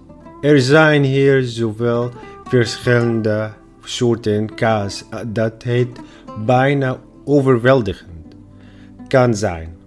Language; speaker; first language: Dutch; non-native, fluent; Arabic